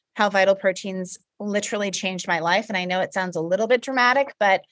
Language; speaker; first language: English; native; English